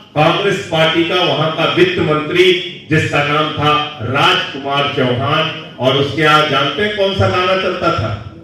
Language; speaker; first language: Hindi; native; Hindi